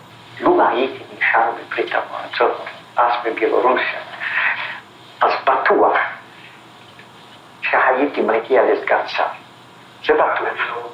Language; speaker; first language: Hebrew; non-native, fluent; Polish